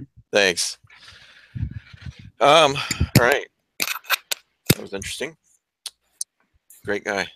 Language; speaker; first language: English; native; English